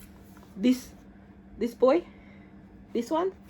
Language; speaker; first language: English; native; English